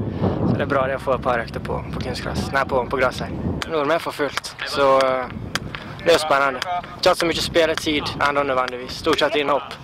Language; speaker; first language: Norwegian; native; Norwegian